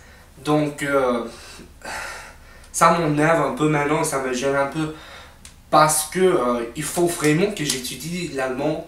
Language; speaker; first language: French; non-native, fluent; English